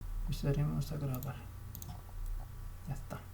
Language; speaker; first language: Spanish; native; Spanish